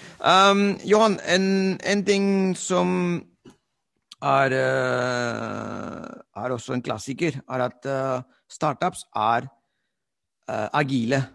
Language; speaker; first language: Norwegian; non-native, fluent; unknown